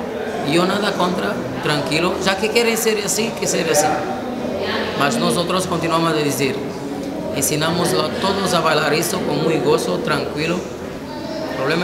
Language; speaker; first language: Spanish; non-native, learner; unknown